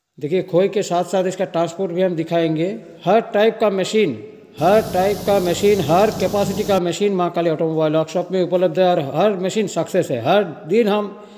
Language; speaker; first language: Hindi; non-native, local second language; Bangla